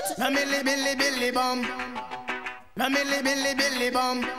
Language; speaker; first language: German; native; German